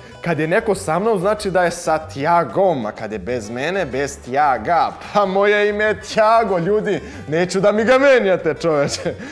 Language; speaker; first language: Serbian; non-native, fluent; Portuguese